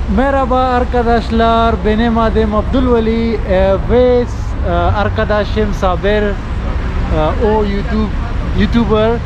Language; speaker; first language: Turkish; non-native, learner; Urdu